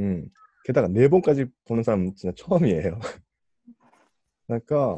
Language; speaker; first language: Korean; non-native, fluent; Japanese